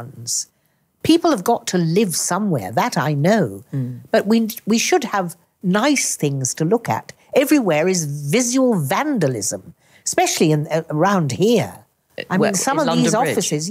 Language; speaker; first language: English; native; English